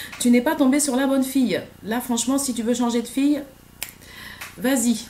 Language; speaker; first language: French; native; French